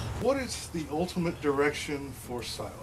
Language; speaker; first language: English; native; English